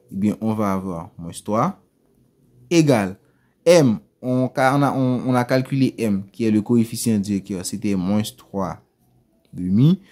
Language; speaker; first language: French; non-native, local second language; Haitian Creole